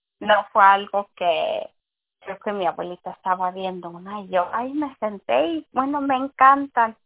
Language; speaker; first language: Spanish; early bilingual, heritage; Spanish